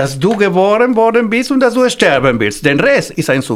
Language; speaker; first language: German; non-native, fluent; Spanish